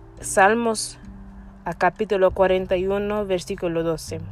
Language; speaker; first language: Spanish; non-native, learner; English